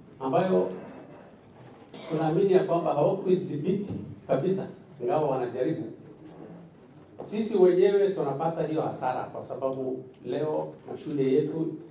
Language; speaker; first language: Swahili; non-native, local second language; Somali